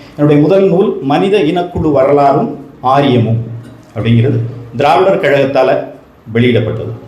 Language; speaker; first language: Tamil; native; Tamil